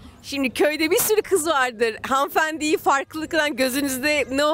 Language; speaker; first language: Turkish; native; Turkish